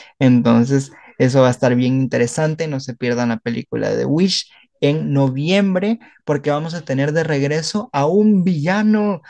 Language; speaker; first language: Spanish; native; Spanish